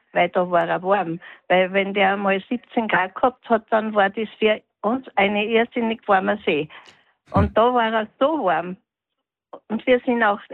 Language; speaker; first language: German; native; German